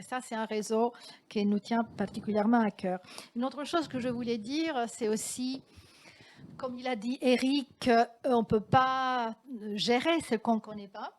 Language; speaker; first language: French; non-native, fluent; Italian